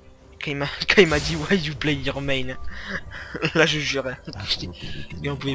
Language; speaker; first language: French; native; French